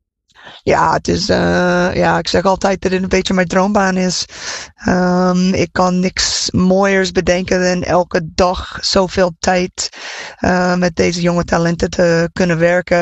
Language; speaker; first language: Dutch; non-native, fluent; English